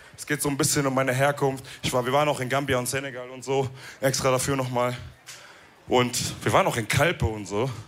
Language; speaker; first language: German; early bilingual, other home language; Wolof